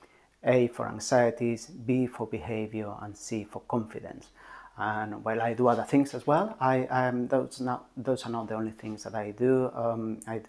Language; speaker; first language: English; non-native, fluent; Spanish